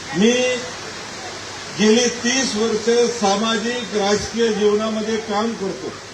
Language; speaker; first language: Marathi; non-native, local second language; Lambadi